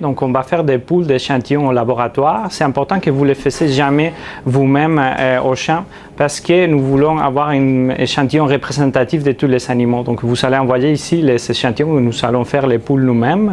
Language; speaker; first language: French; non-native, fluent; Spanish